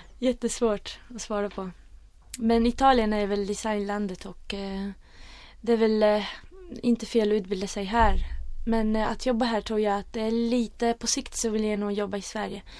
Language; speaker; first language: Swedish; non-native, fluent; Arabic